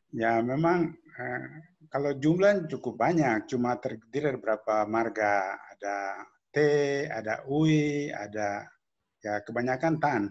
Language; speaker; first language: Indonesian; native; Indonesian